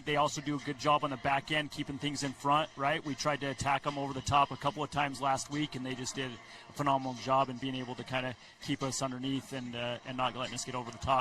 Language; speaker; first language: English; native; English